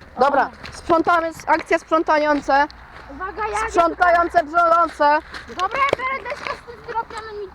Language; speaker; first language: Polish; native; Polish